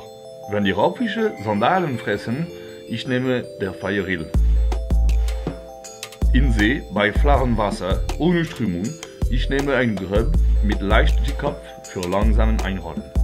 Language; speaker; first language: German; non-native, learner; French